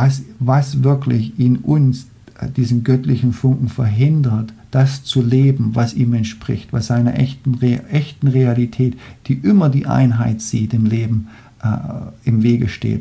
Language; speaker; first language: German; non-native, fluent; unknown